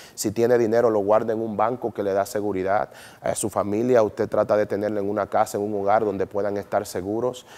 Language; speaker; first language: Spanish; native; Spanish